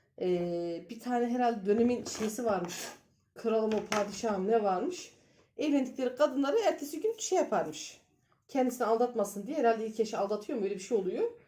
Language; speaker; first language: Turkish; native; Turkish